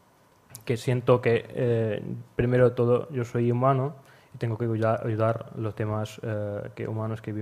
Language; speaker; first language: Spanish; non-native, learner; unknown